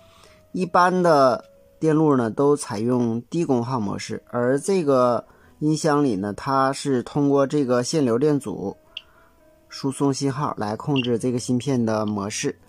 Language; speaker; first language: Chinese; native; Chinese